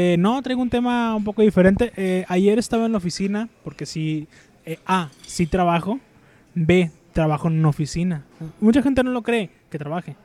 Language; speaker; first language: Spanish; native; Spanish